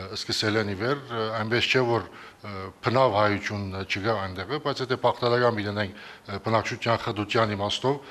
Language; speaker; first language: Armenian; early bilingual, heritage; Armenian